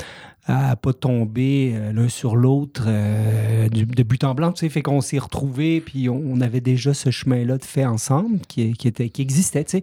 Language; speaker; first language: French; native; French